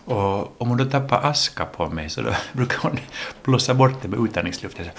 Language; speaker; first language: Swedish; early bilingual, other home language; English